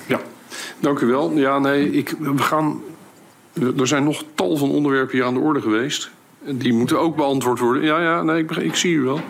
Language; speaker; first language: Dutch; native; Dutch